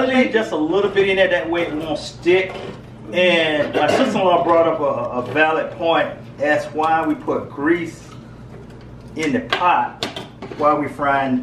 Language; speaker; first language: English; native; English